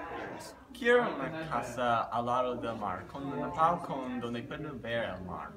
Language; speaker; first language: Spanish; non-native, learner; English